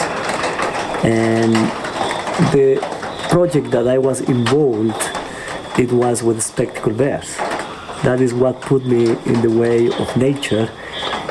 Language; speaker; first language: English; non-native, fluent; Spanish